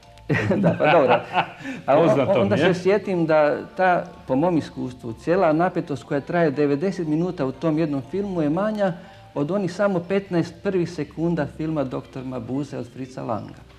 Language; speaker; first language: Croatian; native; Croatian